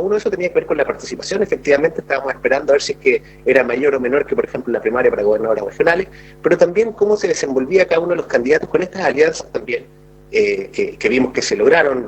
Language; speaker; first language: Spanish; native; Spanish